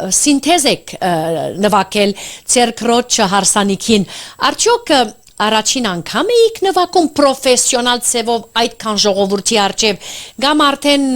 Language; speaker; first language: Armenian; early bilingual, heritage; Armenian